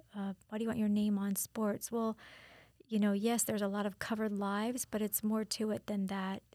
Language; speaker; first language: English; native; English